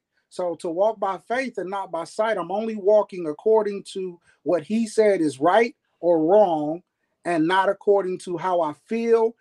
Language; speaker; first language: English; native; English